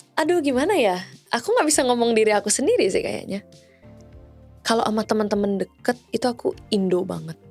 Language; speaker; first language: Indonesian; native; Indonesian